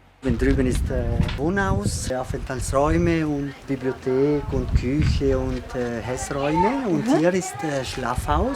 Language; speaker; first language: German; non-native, learner; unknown